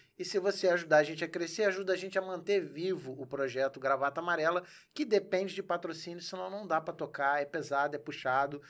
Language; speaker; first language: Portuguese; native; Portuguese